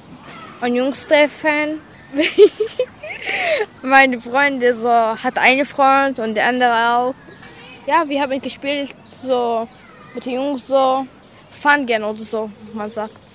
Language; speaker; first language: German; non-native, learner; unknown